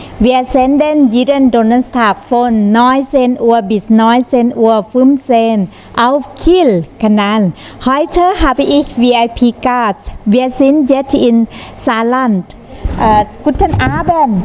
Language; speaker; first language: German; non-native, learner; Thai